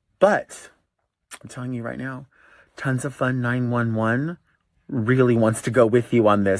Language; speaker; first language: English; native; English